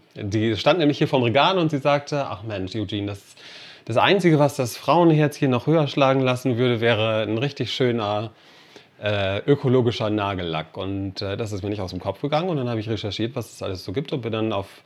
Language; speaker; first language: German; non-native, fluent; English